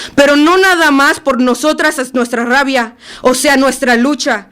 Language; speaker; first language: Spanish; early bilingual, other home language; English